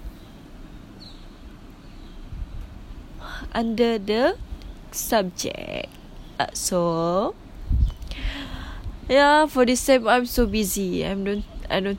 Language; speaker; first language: English; non-native, local second language; Malay